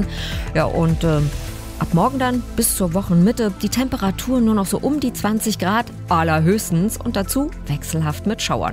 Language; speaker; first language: German; native; German